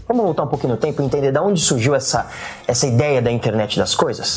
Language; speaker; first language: Portuguese; native; Portuguese